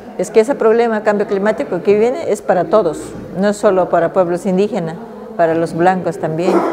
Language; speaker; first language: Spanish; non-native, local second language; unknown